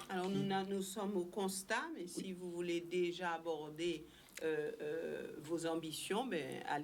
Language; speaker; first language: French; native; French